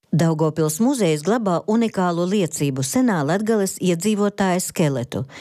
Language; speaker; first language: Latvian; native; Latvian